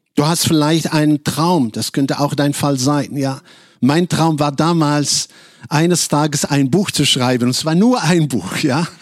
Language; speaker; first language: German; non-native, fluent; Arabic